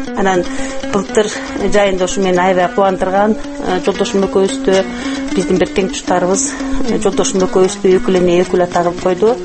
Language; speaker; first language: Kyrgyz; non-native, local second language; Russian